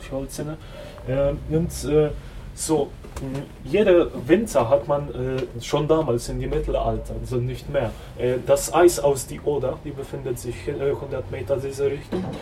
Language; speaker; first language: German; non-native, fluent; Polish